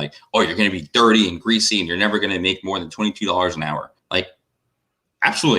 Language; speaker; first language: English; native; English